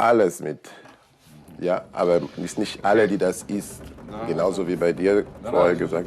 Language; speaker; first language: German; non-native, learner; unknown